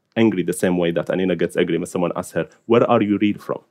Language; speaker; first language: English; non-native, fluent; Arabic